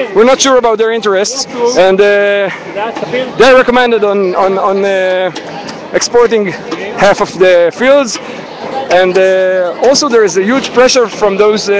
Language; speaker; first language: English; non-native, fluent; Hebrew